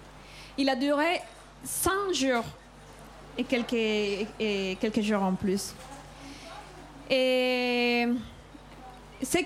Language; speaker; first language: French; non-native, fluent; Spanish